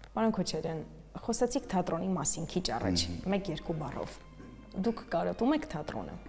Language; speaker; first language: Armenian; native; Armenian